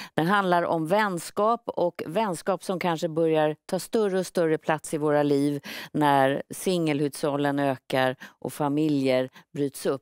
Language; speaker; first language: Swedish; native; Swedish